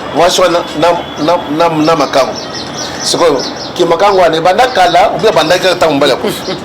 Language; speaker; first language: Lingala; native; Lingala